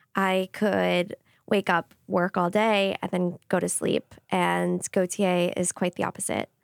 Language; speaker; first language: English; native; English